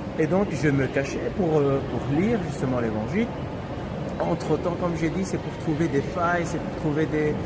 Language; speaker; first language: French; non-native, local second language; Kabyle